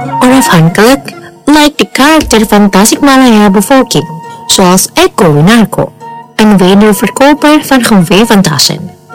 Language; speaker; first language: Dutch; non-native, fluent; Indonesian